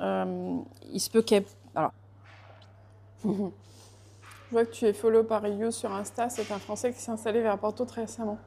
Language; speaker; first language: French; native; French